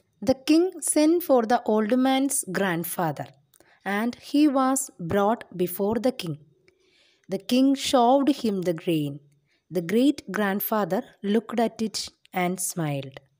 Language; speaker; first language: English; non-native, local second language; Malayalam